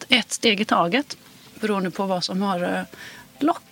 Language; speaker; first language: Swedish; native; Swedish